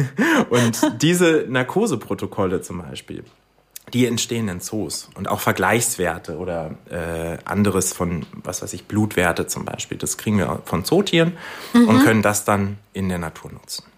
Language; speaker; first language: German; native; German